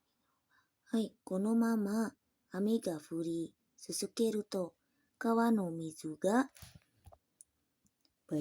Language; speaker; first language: Japanese; non-native, learner; Indonesian